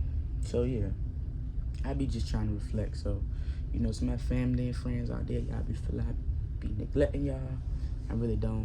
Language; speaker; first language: English; native; English